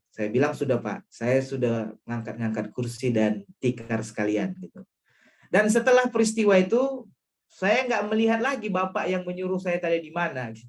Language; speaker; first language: Indonesian; non-native, local second language; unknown